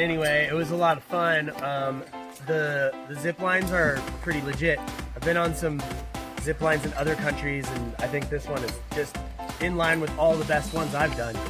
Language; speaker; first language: English; native; English